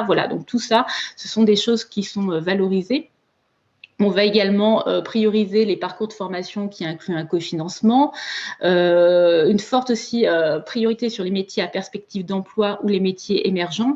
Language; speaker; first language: French; native; French